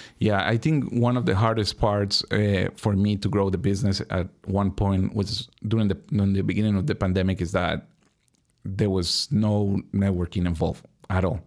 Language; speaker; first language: English; non-native, fluent; Spanish